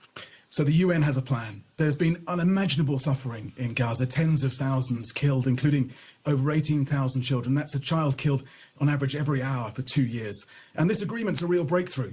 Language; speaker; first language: English; native; English